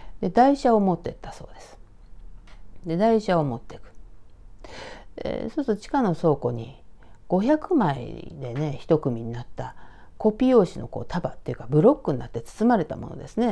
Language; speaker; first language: Japanese; native; Japanese